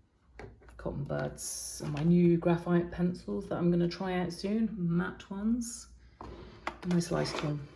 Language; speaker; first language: English; native; English